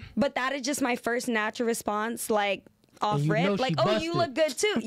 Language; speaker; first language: English; native; English